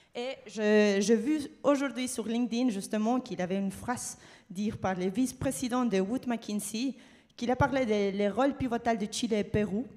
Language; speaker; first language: French; non-native, fluent; Spanish